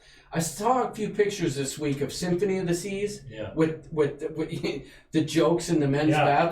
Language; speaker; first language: English; native; English